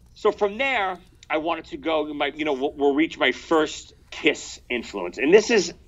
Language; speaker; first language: English; native; English